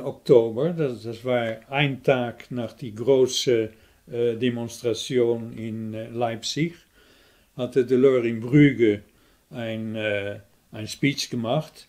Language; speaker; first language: German; non-native, fluent; Dutch